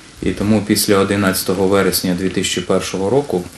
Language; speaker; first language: Ukrainian; native; Ukrainian